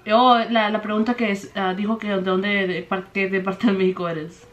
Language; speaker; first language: Spanish; early bilingual, heritage; Spanish